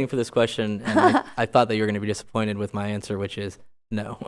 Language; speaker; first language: English; native; English